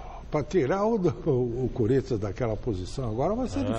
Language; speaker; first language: Portuguese; native; Portuguese